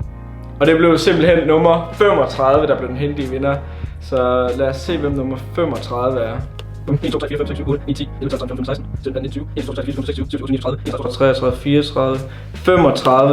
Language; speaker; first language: Danish; native; Danish